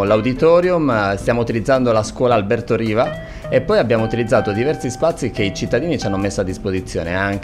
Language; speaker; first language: Italian; native; Italian